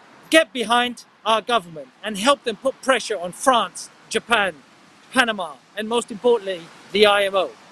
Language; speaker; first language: English; non-native, local second language; Morisyen